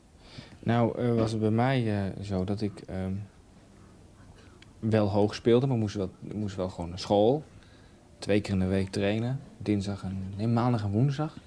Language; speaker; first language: Dutch; native; Dutch